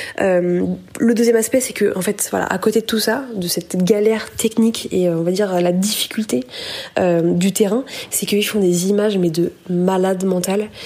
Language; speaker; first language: French; native; French